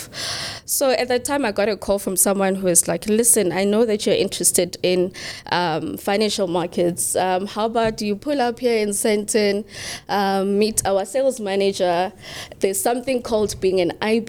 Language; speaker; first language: English; non-native, local second language; Southern Sotho